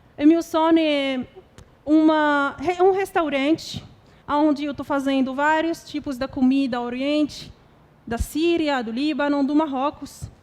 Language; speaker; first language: Portuguese; non-native, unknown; Arabic